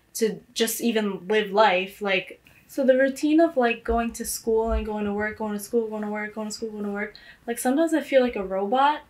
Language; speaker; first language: English; native; English